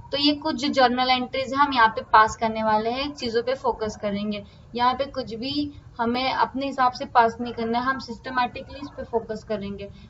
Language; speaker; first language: Hindi; non-native, local second language; Marathi